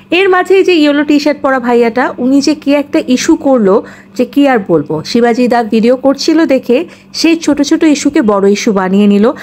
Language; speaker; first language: Bangla; native; Bangla